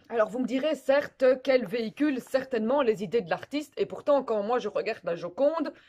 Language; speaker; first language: French; native; French